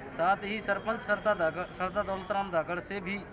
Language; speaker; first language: Hindi; native; Hindi